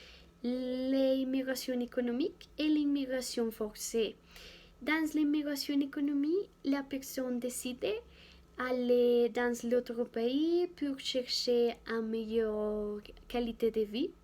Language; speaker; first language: French; non-native, learner; Spanish